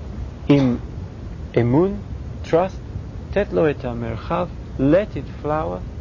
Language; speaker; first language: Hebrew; non-native, fluent; English